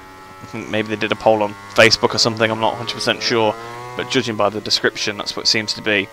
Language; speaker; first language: English; native; English